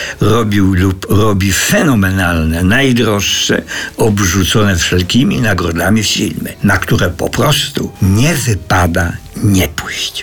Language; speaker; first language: Polish; native; Polish